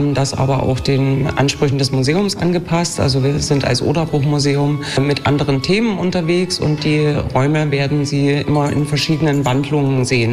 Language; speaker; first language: German; native; German